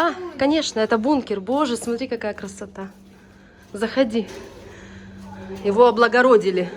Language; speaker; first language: Russian; native; Russian